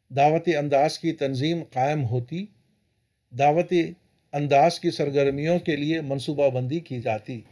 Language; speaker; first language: Urdu; native; Urdu